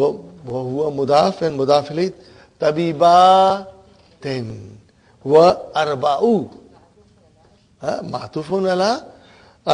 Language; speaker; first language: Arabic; non-native, fluent; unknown